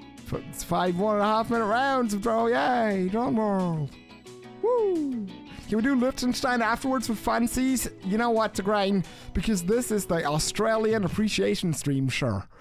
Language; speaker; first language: English; native; English